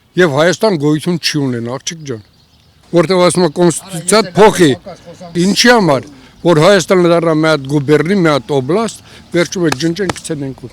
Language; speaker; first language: Armenian; native; Armenian